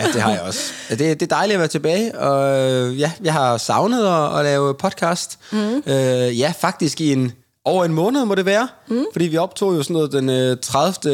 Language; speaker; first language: Danish; native; Danish